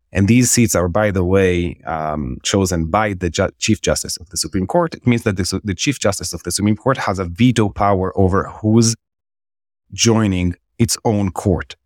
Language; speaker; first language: English; non-native, fluent; Hebrew